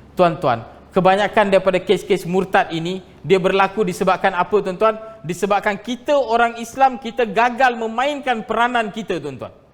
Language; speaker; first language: Malay; non-native, local second language; Tamil